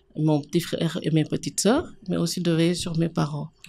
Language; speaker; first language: French; non-native, local second language; Wolof